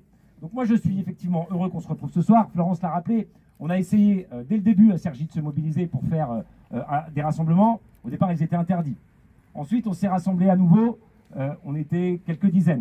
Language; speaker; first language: French; native; French